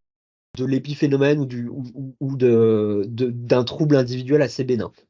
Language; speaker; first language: French; native; French